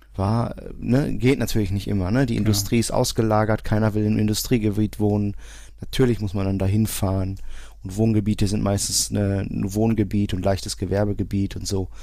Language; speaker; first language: German; early bilingual, other home language; Portuguese